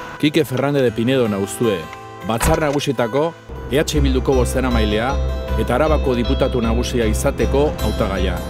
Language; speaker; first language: Basque; non-native, local second language; Spanish